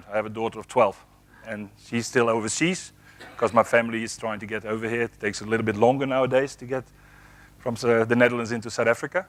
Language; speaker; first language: English; non-native, fluent; Dutch